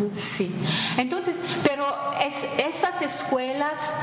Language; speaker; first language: Spanish; non-native, fluent; French